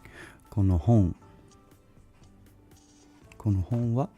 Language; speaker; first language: Japanese; non-native, learner; Italian